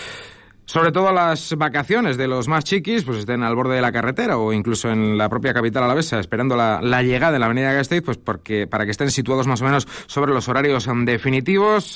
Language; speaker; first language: Spanish; native; Spanish